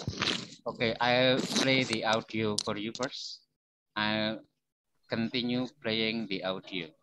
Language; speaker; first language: English; non-native, fluent; Indonesian